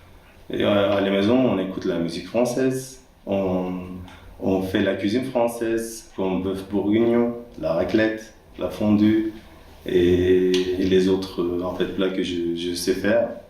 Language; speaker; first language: French; non-native, fluent; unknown